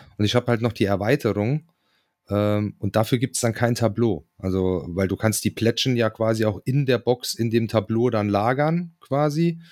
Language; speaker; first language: German; native; German